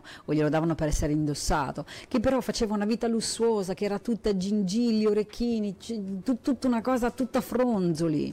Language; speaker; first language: Italian; native; Italian